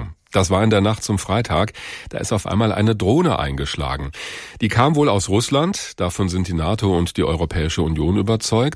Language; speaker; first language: German; native; German